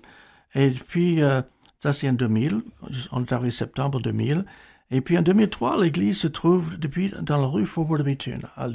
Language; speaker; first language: French; non-native, fluent; English